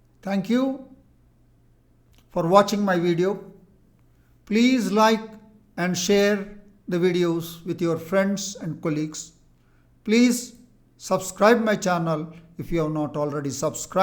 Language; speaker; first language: English; non-native, local second language; Telugu